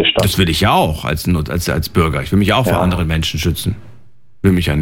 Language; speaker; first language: German; native; German